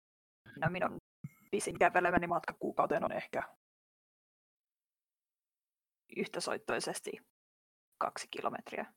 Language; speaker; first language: Finnish; native; Finnish